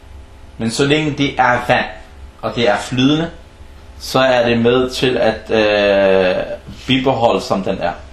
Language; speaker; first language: Danish; early bilingual, other home language; Arabic